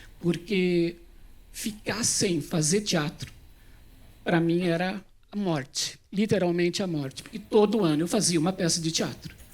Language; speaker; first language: Portuguese; native; Portuguese